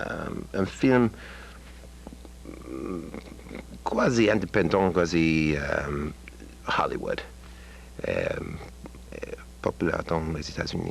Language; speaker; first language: French; non-native, learner; English